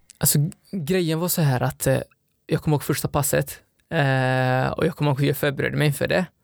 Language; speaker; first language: Swedish; early bilingual, other home language; Somali